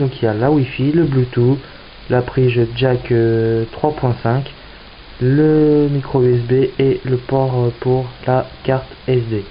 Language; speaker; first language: French; native; French